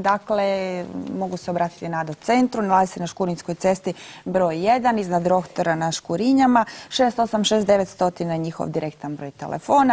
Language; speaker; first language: Croatian; native; Croatian